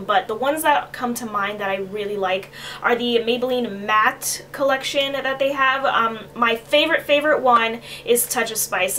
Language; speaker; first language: English; native; English